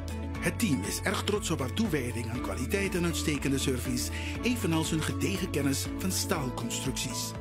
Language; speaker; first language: Dutch; native; Dutch